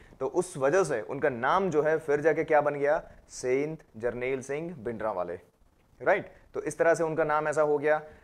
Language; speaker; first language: Hindi; non-native, local second language; Gujarati